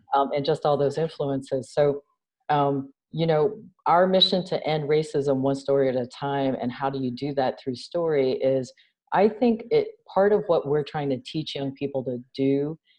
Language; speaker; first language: English; native; English